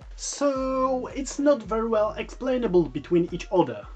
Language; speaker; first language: English; non-native, fluent; Polish